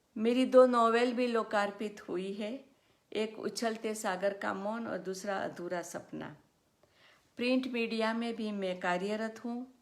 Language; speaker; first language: Hindi; non-native, local second language; Gujarati